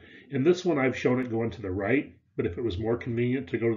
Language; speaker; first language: English; native; English